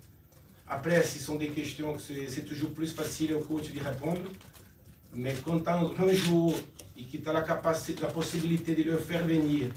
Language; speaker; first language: French; non-native, fluent; Portuguese